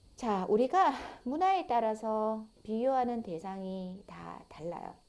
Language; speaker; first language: Korean; native; Korean